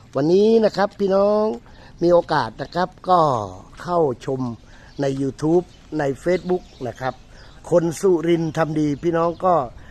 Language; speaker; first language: Thai; non-native, local second language; Northern Khmer